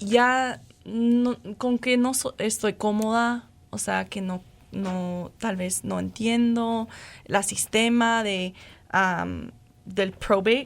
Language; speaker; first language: Spanish; non-native, fluent; English